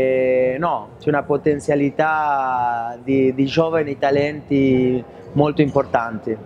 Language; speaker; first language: Italian; non-native, fluent; Spanish